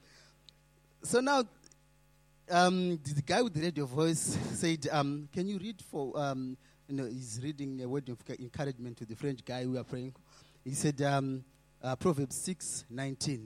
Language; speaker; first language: English; non-native, local second language; Shona